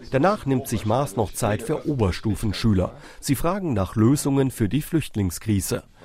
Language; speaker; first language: German; native; German